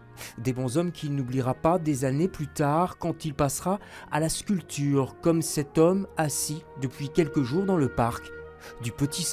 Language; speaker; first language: French; native; French